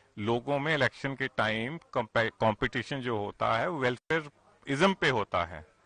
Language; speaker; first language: Hindi; non-native, local second language; Punjabi